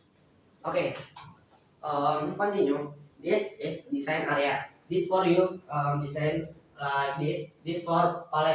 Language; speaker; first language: English; non-native, learner; Indonesian